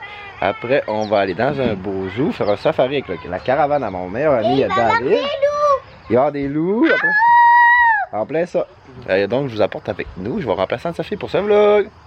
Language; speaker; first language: French; native; French